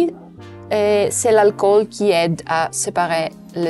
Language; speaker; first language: French; non-native, local second language; Dutch